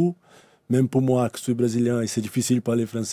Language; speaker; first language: French; non-native, learner; Portuguese